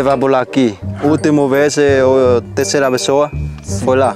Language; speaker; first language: Portuguese; non-native, learner; Vietnamese